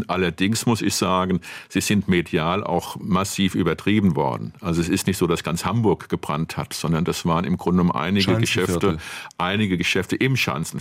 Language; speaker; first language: German; native; German